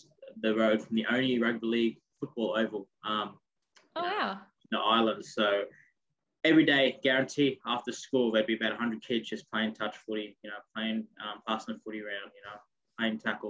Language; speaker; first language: English; non-native, local second language; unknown